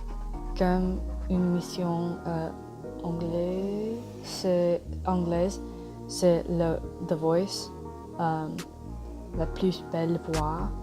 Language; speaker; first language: French; non-native, learner; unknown